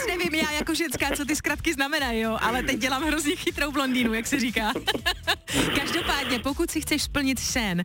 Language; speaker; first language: Czech; native; Czech